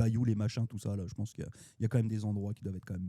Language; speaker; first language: French; native; French